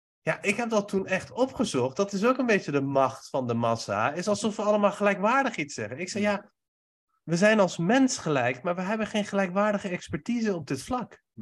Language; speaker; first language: Dutch; early bilingual, other home language; Persian